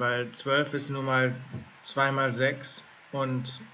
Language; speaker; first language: German; native; German